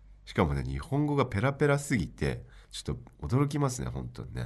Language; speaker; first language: Japanese; native; Japanese